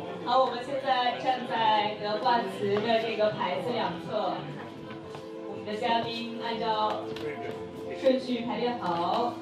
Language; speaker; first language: Chinese; native; Chinese